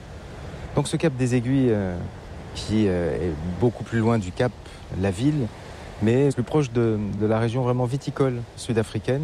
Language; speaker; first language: French; native; French